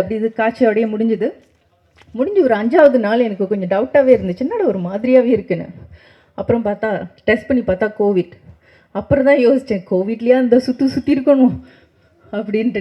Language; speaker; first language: Tamil; native; Tamil